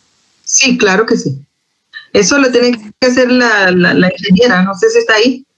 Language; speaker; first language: Spanish; native; Spanish